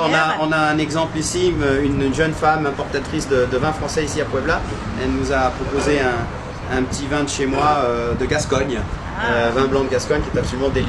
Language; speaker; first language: French; native; French